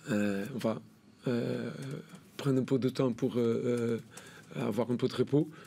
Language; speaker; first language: French; non-native, learner; Portuguese